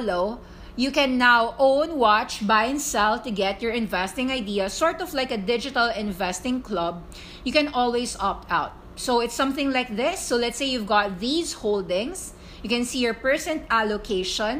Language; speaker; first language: English; non-native, local second language; Filipino